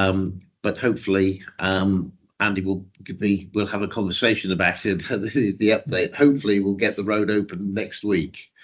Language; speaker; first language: English; native; English